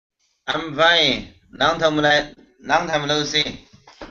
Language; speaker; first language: English; non-native, learner; Chinese